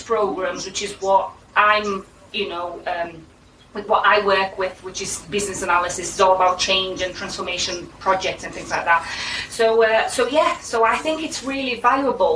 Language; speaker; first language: English; non-native, fluent; Portuguese